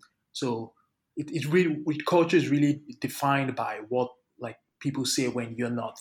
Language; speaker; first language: English; non-native, local second language; Yoruba